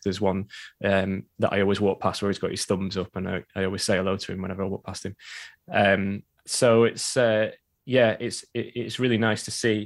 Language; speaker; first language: English; native; English